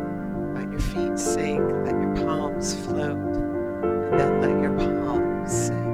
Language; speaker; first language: English; native; English